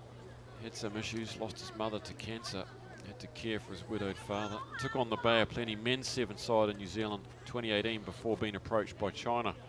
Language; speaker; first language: English; native; English